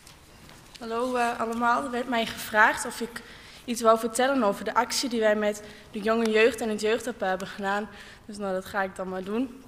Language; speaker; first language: Dutch; native; Dutch